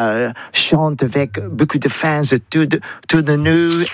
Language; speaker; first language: French; non-native, learner; English